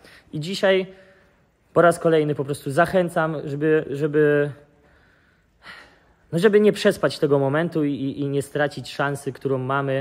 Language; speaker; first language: Polish; native; Polish